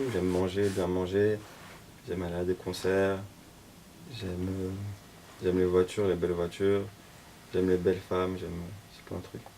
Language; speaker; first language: French; native; French